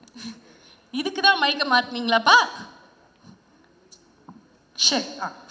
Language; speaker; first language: Tamil; native; Tamil